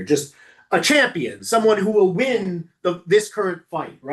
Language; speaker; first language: English; native; English